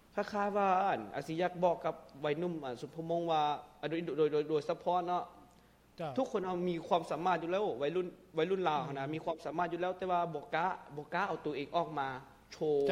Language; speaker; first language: Lao; non-native, local second language; Hmong